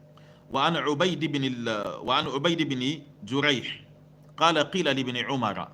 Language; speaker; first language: Arabic; non-native, fluent; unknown